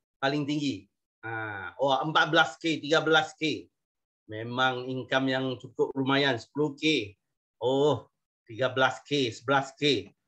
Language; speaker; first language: Malay; non-native, local second language; Chinese